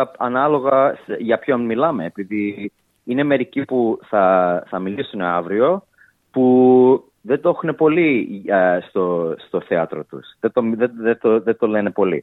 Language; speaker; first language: Greek; early bilingual, heritage; English